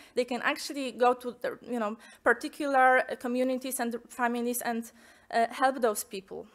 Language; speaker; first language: English; non-native, fluent; Polish